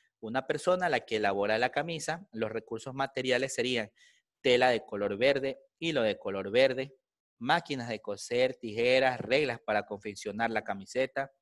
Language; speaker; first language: Spanish; native; Spanish